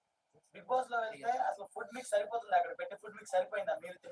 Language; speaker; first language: Telugu; native; Telugu